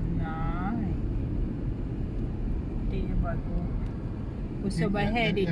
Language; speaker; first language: Danish; non-native, learner; Filipino